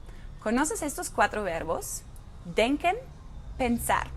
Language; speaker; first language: Spanish; non-native, fluent; German